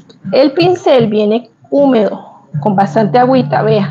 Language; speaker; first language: Spanish; native; Spanish